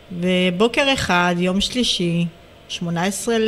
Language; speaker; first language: Hebrew; early bilingual, other home language; Amharic